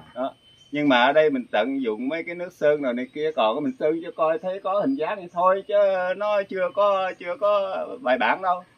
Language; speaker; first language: Vietnamese; non-native, local second language; Khmer